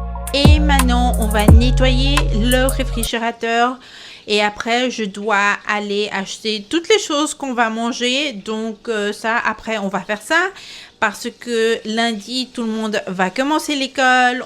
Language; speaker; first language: French; non-native, fluent; Spanish